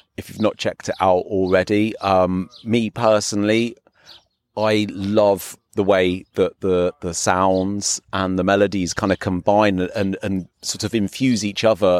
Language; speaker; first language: English; native; English